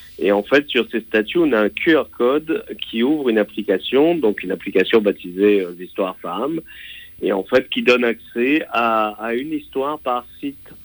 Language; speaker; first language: French; non-native, local second language; Réunion Creole French